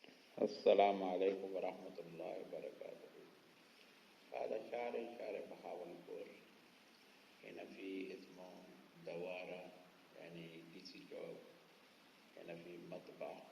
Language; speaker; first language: Arabic; non-native, learner; Urdu